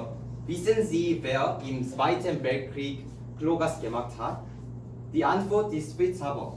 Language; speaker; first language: German; non-native, learner; Korean